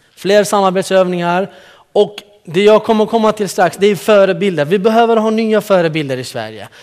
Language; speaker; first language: Swedish; early bilingual, other home language; Central Kurdish